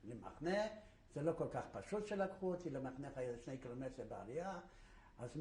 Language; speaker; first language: Hebrew; non-native, fluent; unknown